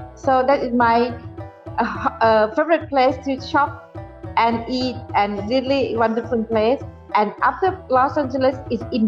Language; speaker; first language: English; non-native, fluent; Thai